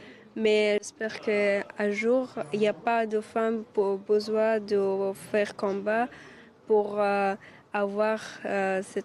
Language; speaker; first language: French; non-native, learner; Persian